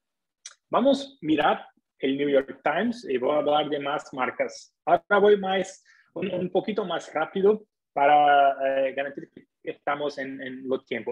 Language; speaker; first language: Spanish; non-native, fluent; Portuguese